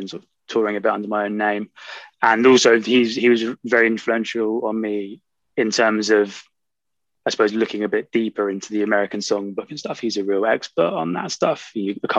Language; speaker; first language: English; native; English